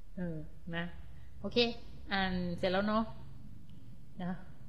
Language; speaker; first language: Thai; native; Thai